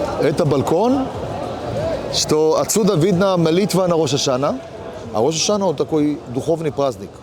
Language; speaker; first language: Russian; early bilingual, heritage; Hebrew